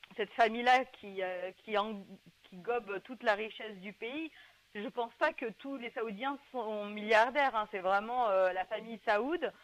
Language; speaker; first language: French; native; French